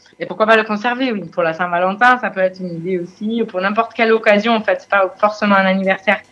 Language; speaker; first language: French; non-native, fluent; German